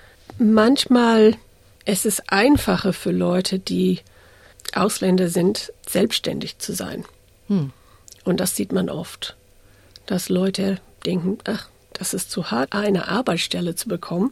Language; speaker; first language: German; non-native, fluent; English